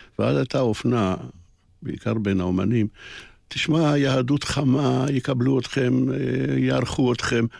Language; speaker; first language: Hebrew; early bilingual, other home language; Polish